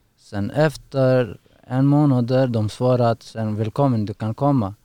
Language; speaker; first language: Swedish; non-native, learner; Persian